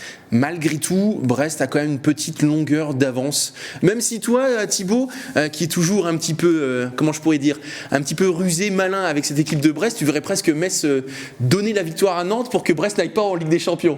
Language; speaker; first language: French; native; French